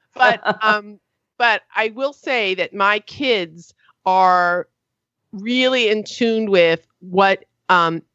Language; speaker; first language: English; native; English